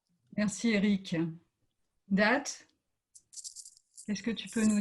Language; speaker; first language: French; native; French